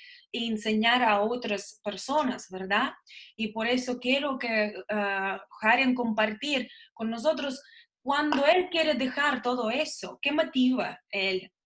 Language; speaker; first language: Spanish; non-native, learner; Russian